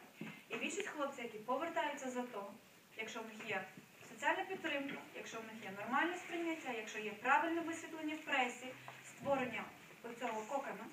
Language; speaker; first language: Ukrainian; native; Ukrainian